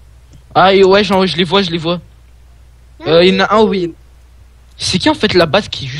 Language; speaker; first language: French; native; French